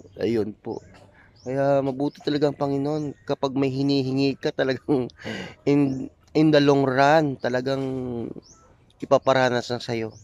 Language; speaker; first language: Filipino; non-native, local second language; Hiligaynon